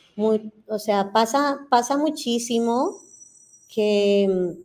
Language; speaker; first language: Spanish; native; Spanish